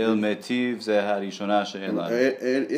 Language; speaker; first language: Hebrew; non-native, learner; English